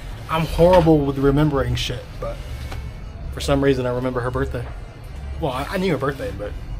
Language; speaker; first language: English; native; English